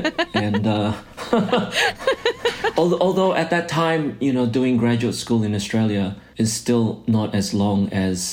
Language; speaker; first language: English; native; English